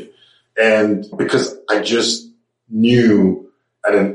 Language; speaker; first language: English; non-native, local second language; Yoruba